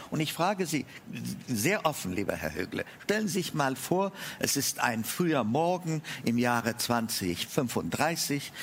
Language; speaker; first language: German; non-native, fluent; Amharic